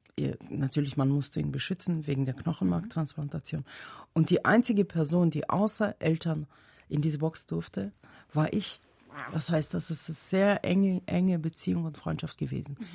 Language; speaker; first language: German; non-native, fluent; Tajik